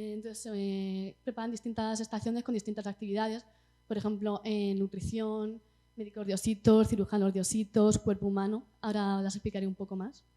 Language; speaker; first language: Spanish; native; Spanish